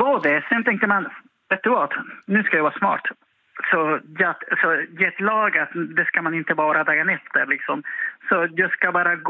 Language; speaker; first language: Swedish; non-native, fluent; Spanish